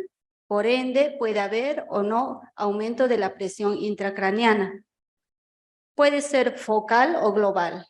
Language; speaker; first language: Spanish; native; Spanish